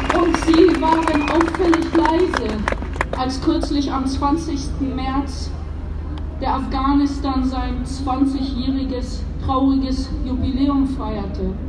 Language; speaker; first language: German; early bilingual, other home language; Polish